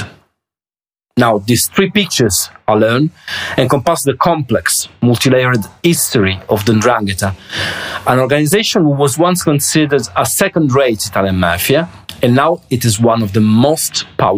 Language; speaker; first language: English; non-native, fluent; Italian